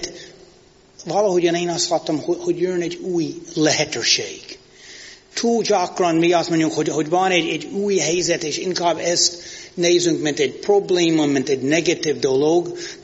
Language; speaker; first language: Hungarian; non-native, fluent; English